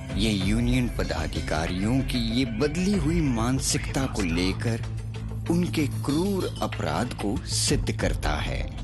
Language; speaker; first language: Hindi; non-native, local second language; Marathi